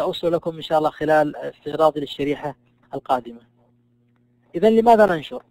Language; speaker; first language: Arabic; native; Arabic